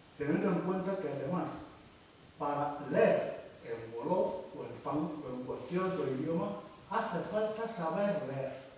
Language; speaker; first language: Spanish; non-native, local second language; Fang